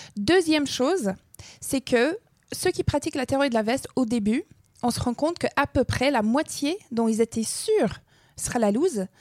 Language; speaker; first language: French; non-native, fluent; English